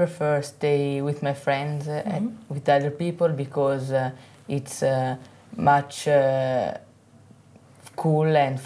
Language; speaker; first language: English; non-native, learner; Italian